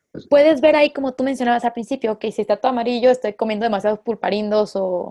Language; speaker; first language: Spanish; native; Spanish